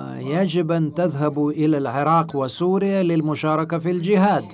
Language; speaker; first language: Arabic; non-native, fluent; Turkish